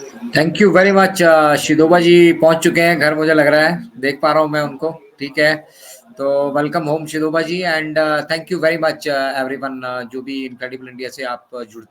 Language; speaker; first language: Hindi; native; Hindi